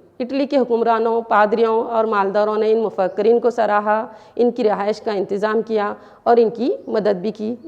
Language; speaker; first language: Urdu; native; Urdu